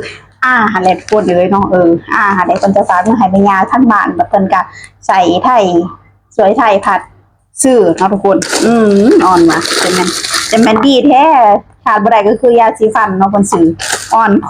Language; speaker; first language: Thai; non-native, local second language; Lao